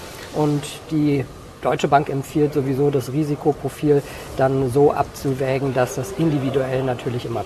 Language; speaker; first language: German; native; German